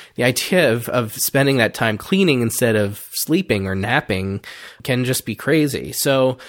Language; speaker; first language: English; native; English